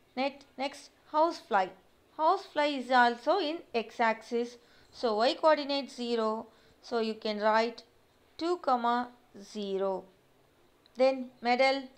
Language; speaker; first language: English; non-native, local second language; Tamil